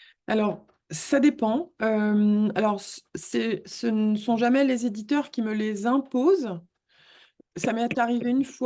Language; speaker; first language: French; native; French